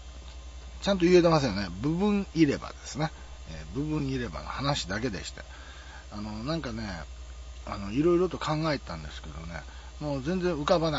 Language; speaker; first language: Japanese; native; Japanese